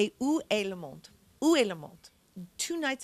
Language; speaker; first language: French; non-native, learner; English